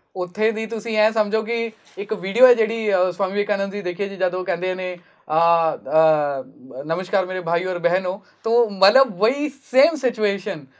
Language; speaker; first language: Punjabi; non-native, local second language; Hindi